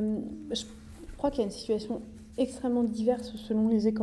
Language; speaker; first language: French; native; French